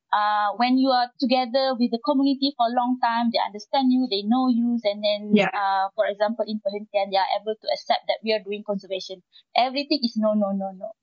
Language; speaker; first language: English; non-native, local second language; Malay